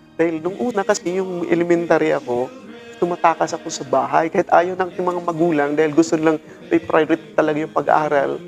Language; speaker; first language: Filipino; non-native, local second language; Cebuano